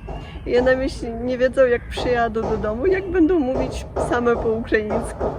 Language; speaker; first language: Polish; non-native, learner; Russian